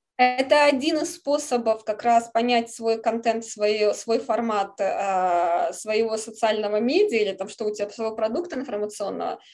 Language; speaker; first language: Russian; native; Russian